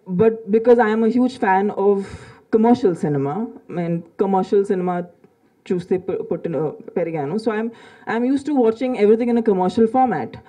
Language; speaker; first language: Telugu; non-native, local second language; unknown